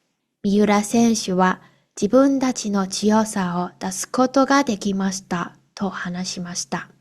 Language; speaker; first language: Japanese; non-native, fluent; Cantonese